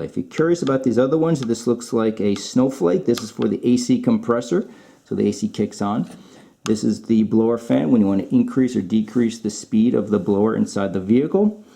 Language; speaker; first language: English; native; English